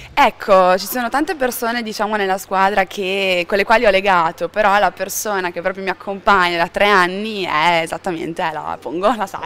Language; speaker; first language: Italian; native; Italian